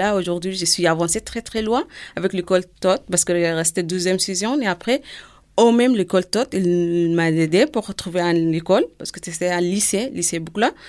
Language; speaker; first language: French; non-native, learner; Arabic